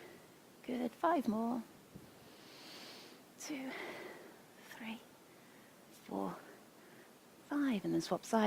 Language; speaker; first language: English; native; English